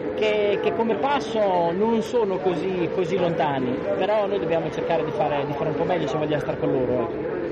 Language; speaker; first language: Italian; native; Italian